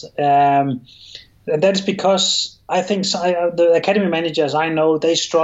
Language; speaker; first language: English; non-native, fluent; Danish